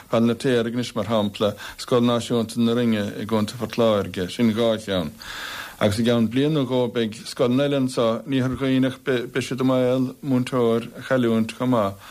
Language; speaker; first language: Irish; native; Irish